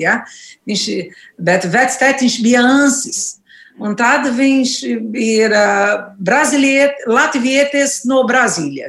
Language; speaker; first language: Latvian; non-native, learner; Portuguese